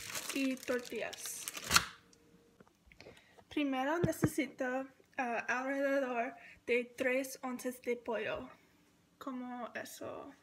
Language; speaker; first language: Spanish; non-native, learner; English